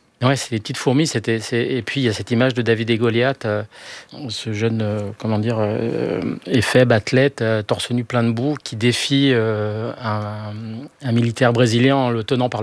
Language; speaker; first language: French; native; French